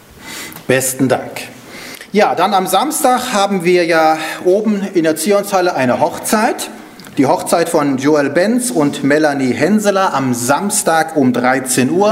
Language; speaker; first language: German; native; German